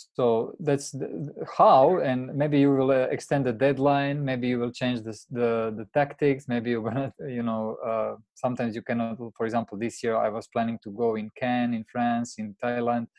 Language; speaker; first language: English; non-native, fluent; Croatian